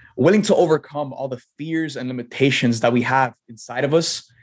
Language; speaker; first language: English; native; English